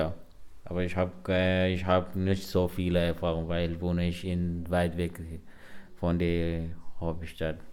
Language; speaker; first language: German; non-native, learner; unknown